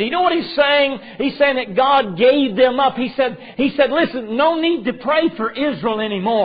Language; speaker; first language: English; native; English